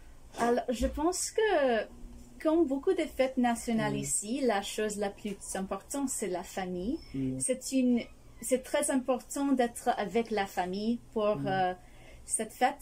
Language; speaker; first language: French; non-native, fluent; English